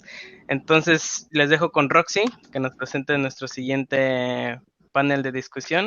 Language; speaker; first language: Spanish; native; Spanish